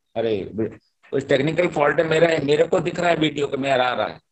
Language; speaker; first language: Hindi; native; Hindi